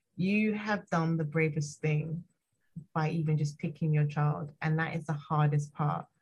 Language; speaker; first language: English; native; English